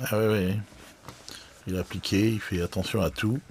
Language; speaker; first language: French; native; French